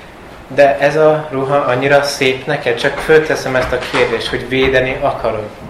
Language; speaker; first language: Hungarian; early bilingual, heritage; Hungarian